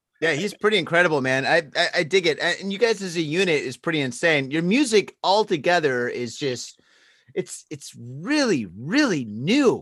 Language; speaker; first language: English; native; English